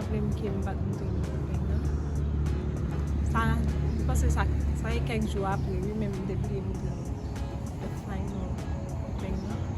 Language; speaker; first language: French; non-native, learner; Haitian Creole